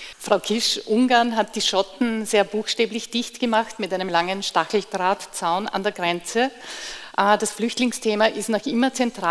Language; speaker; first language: German; native; German